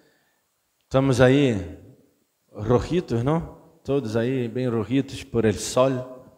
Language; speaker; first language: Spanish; non-native, fluent; Portuguese